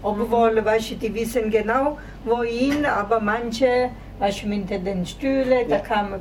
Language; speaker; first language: German; non-native, learner; Italian